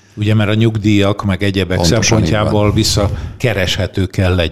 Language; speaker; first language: Hungarian; native; Hungarian